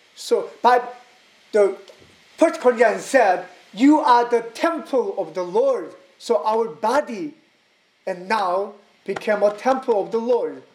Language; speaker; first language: English; non-native, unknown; Korean